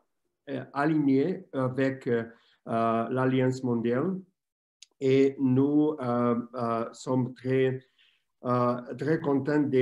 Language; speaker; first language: French; non-native, learner; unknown